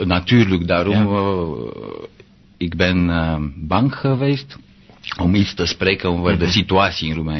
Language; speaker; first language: Dutch; non-native, learner; Romanian